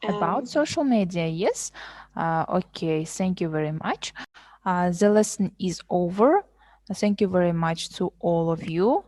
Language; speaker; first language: English; non-native, fluent; Kazakh